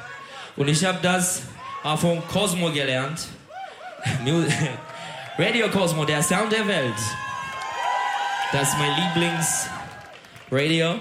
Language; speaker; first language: German; non-native, learner; Turkish